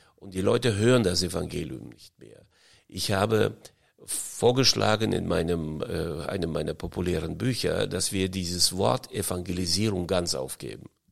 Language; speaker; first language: German; early bilingual, heritage; German